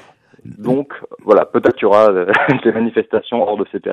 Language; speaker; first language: French; native; French